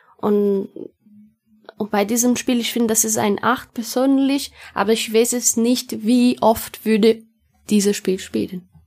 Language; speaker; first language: German; non-native, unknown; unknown